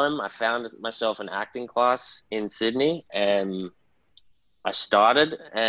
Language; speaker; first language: English; native; English